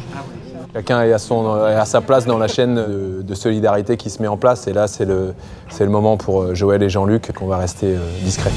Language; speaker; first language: French; native; French